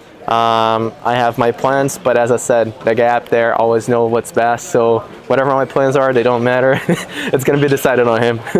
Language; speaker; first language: English; non-native, fluent; Portuguese